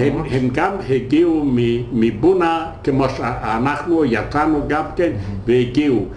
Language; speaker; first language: Hebrew; non-native, fluent; Yiddish